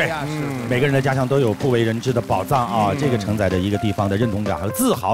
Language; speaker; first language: Chinese; native; Chinese